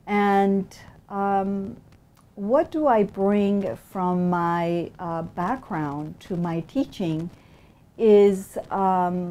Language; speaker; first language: English; non-native, fluent; Spanish